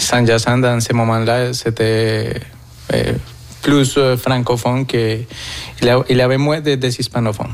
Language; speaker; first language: French; non-native, fluent; Spanish